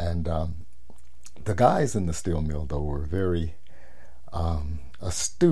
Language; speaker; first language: English; native; English